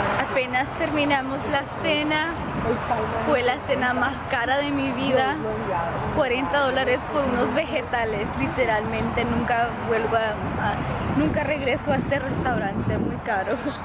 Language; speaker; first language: Spanish; early bilingual, heritage; Spanish